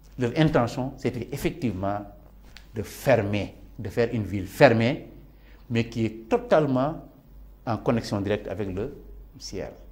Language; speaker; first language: French; non-native, local second language; Serer